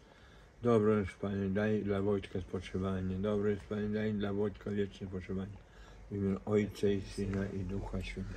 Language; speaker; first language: Polish; native; Polish